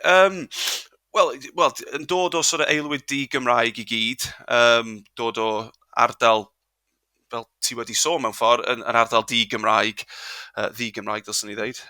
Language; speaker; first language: Welsh; non-native, local second language; English